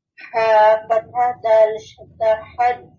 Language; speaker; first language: Arabic; non-native, learner; Bangla